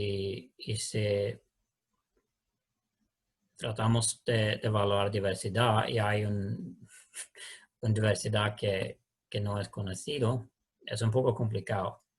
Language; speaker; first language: Spanish; non-native, learner; Swedish